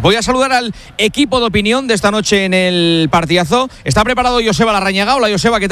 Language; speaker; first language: Spanish; native; Spanish